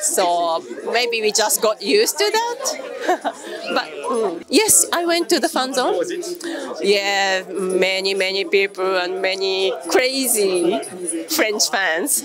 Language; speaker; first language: English; non-native, fluent; Japanese